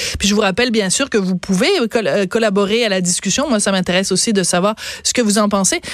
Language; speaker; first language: French; native; French